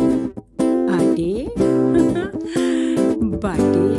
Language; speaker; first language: Hindi; native; Hindi